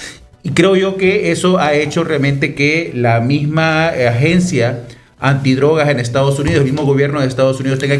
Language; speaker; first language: Spanish; native; Spanish